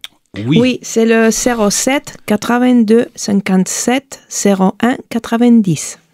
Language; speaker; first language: French; non-native, fluent; Spanish